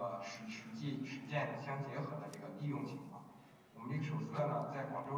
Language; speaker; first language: Chinese; native; Chinese